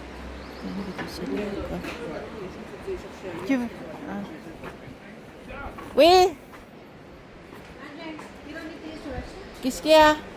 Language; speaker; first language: French; non-native, learner; Filipino